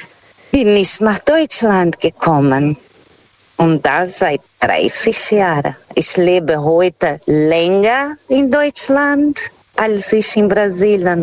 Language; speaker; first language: German; non-native, learner; Portuguese